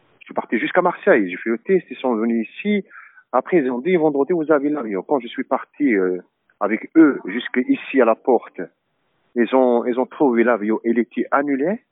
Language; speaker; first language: French; non-native, learner; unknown